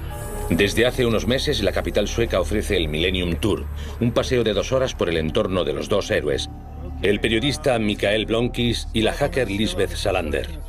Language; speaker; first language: Spanish; native; Spanish